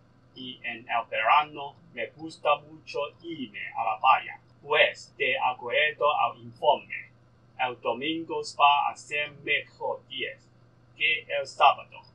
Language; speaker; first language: Spanish; non-native, learner; Cantonese